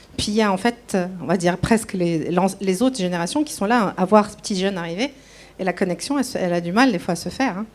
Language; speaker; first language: French; non-native, local second language; Arabic